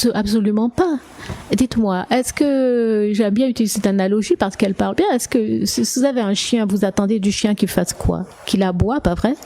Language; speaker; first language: French; native; French